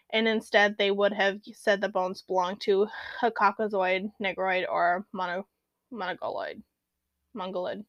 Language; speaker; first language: English; native; English